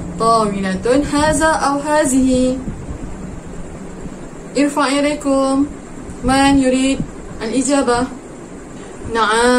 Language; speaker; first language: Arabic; non-native, learner; Malay